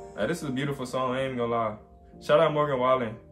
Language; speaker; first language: English; native; English